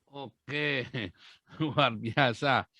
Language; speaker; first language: Indonesian; native; Indonesian